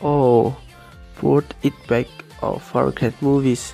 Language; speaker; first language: English; non-native, learner; Indonesian